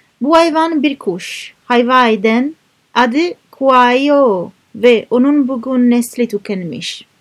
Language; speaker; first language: Turkish; non-native, learner; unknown